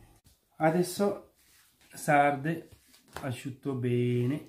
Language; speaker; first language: Italian; non-native, learner; Sinhala